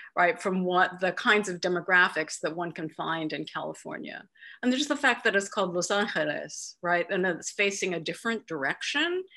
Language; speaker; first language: English; native; English